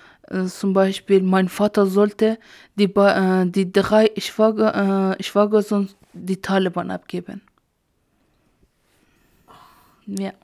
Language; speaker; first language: German; non-native, learner; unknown